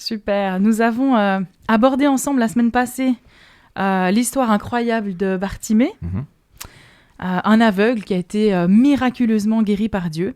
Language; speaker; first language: French; native; French